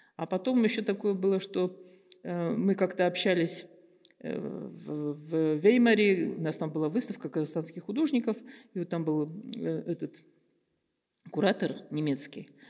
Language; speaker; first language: Russian; native; Russian